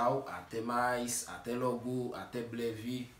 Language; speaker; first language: Portuguese; non-native, learner; Haitian Creole